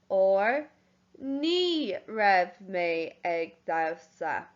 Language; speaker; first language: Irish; non-native, local second language; English